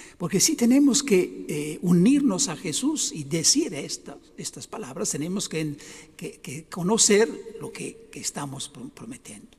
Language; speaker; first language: Spanish; non-native, fluent; Italian